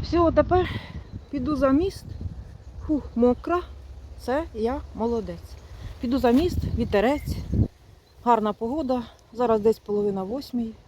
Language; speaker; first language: Ukrainian; non-native, local second language; Russian